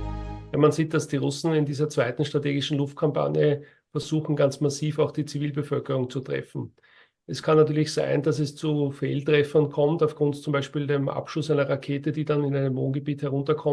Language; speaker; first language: German; native; German